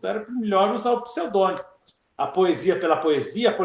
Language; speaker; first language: Portuguese; native; Portuguese